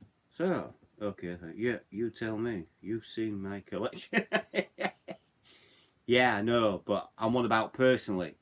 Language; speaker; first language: English; native; English